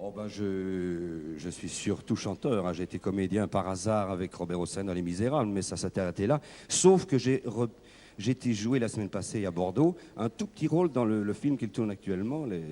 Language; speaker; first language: French; native; French